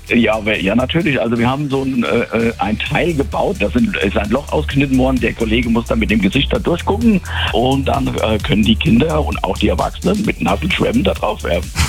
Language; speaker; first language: German; native; German